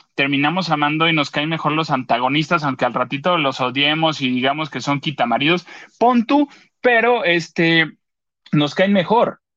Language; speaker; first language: Spanish; native; Spanish